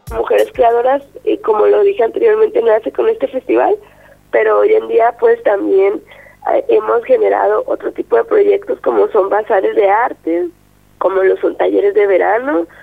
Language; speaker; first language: Spanish; native; Spanish